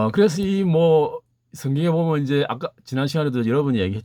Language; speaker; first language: Korean; native; Korean